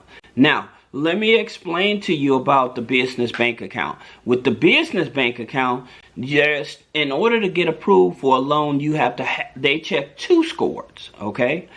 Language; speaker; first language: English; native; English